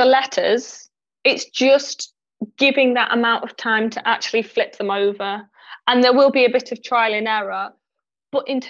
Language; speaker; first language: English; native; English